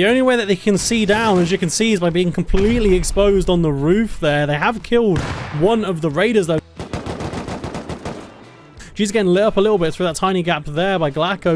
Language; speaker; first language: English; native; English